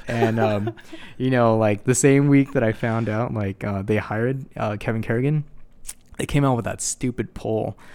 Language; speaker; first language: English; native; English